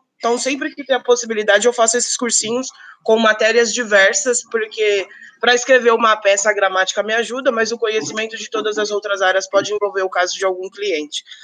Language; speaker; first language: Portuguese; native; Portuguese